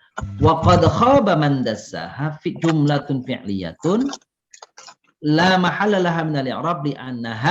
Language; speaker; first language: Arabic; non-native, fluent; Indonesian